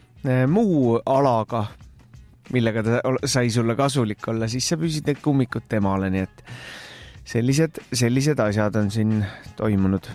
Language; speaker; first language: Estonian; native; Estonian